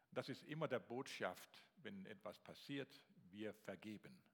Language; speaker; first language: German; non-native, learner; Danish